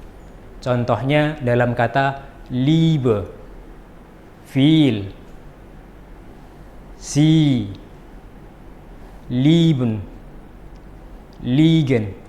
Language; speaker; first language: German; non-native, fluent; Indonesian